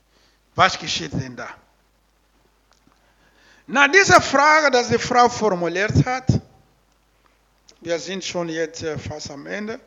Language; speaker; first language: German; non-native, learner; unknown